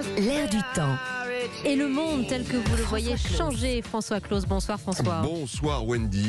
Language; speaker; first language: French; native; French